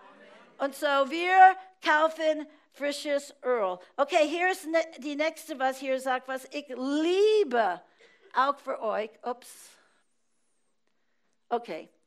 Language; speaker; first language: German; non-native, fluent; English